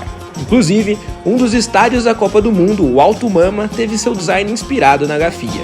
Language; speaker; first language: Portuguese; native; Portuguese